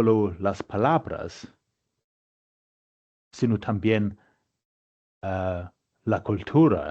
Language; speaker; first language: Spanish; non-native, fluent; English